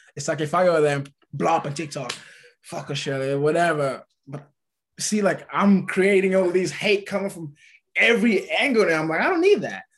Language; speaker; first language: English; early bilingual, other home language; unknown